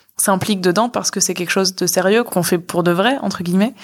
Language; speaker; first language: French; native; French